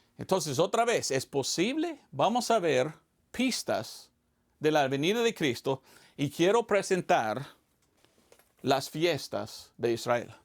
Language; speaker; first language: Spanish; non-native, fluent; English